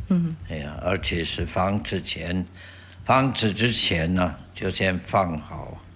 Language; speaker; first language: Chinese; non-native, fluent; German